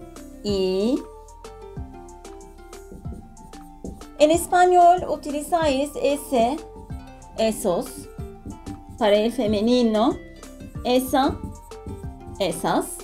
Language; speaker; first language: Spanish; non-native, fluent; Turkish